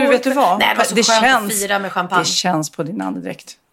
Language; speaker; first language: Swedish; native; Swedish